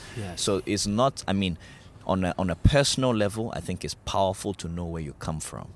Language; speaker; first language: English; non-native, local second language; Ewe